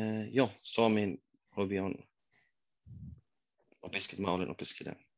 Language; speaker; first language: Finnish; non-native, learner; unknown